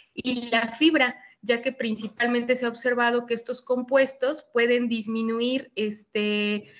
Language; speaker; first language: Spanish; native; Spanish